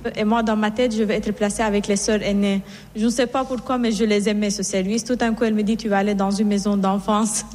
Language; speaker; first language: French; non-native, fluent; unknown